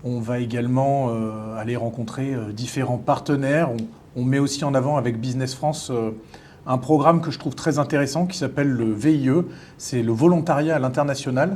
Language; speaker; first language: French; native; French